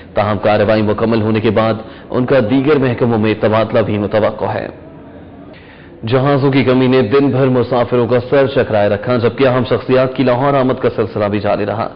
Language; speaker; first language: Urdu; non-native, local second language; Punjabi